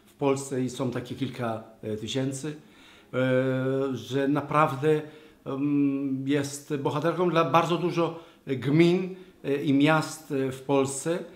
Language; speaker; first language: Polish; non-native, learner; Hebrew